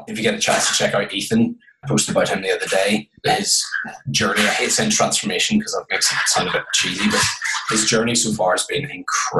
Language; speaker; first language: English; native; English